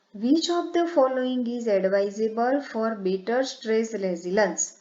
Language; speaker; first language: English; non-native, local second language; Gujarati